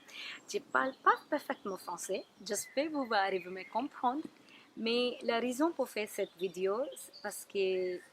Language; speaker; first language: French; non-native, learner; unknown